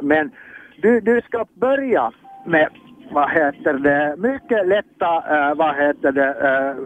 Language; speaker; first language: Swedish; non-native, fluent; Finnish